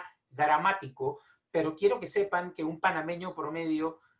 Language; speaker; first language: Spanish; native; Spanish